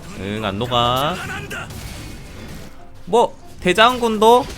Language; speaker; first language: Korean; native; Korean